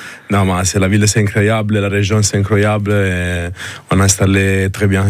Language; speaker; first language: French; non-native, learner; Italian